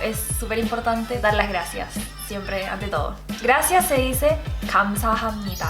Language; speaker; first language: Spanish; early bilingual, other home language; Korean